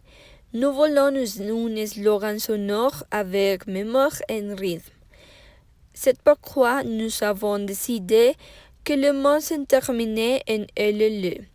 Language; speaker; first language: French; non-native, learner; Spanish